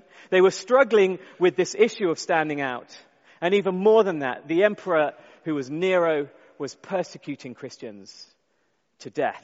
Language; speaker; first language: English; native; English